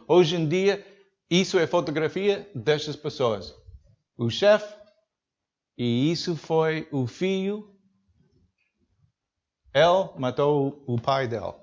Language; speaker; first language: Portuguese; non-native, learner; English